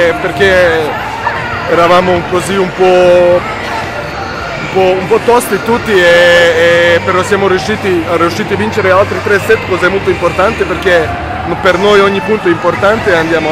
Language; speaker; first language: Italian; non-native, fluent; Serbian